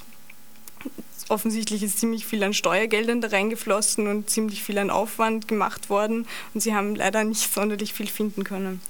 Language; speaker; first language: German; native; German